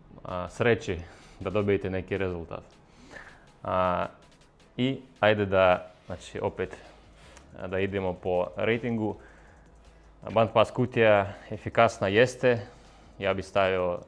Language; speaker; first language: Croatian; non-native, fluent; Russian